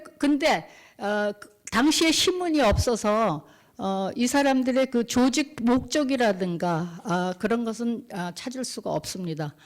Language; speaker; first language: Korean; native; Korean